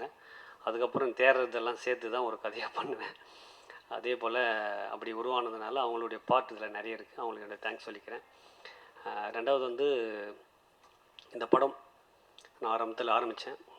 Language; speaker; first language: Tamil; native; Tamil